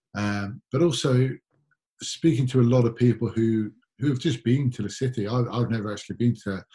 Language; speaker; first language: English; native; English